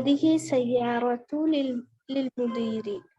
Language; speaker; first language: Arabic; non-native, learner; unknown